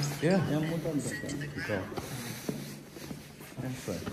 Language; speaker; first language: Chinese; native; Chinese